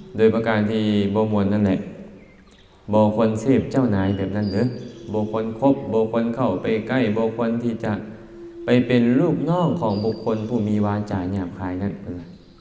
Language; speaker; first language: Thai; non-native, local second language; Northeastern Thai